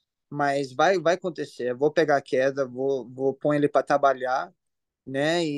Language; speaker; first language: Portuguese; early bilingual, heritage; English